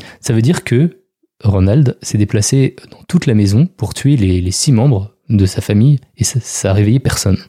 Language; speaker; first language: French; native; French